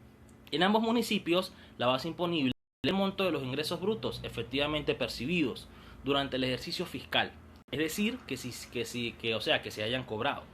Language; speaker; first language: Spanish; native; Spanish